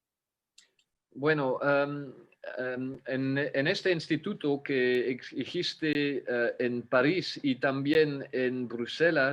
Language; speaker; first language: Spanish; non-native, fluent; French